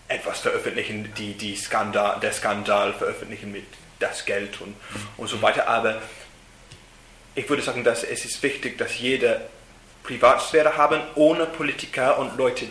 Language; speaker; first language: German; non-native, learner; English